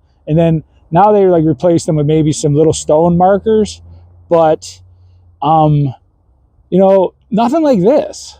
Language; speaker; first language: English; native; English